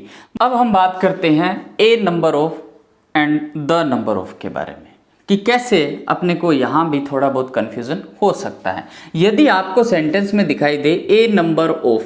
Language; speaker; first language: Hindi; native; Hindi